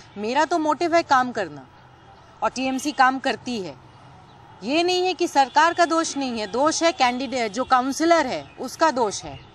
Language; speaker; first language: Hindi; non-native, local second language; Urdu